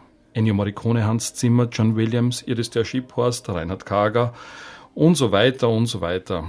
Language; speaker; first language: German; native; German